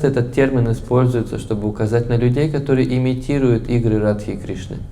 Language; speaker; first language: Russian; native; Russian